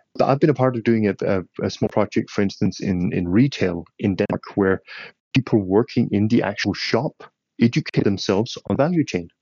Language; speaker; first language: English; non-native, fluent; Danish